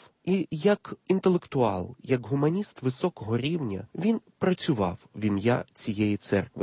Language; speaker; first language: Ukrainian; native; Ukrainian